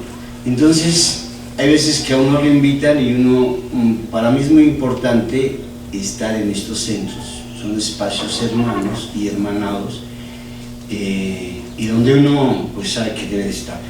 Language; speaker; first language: Spanish; native; Spanish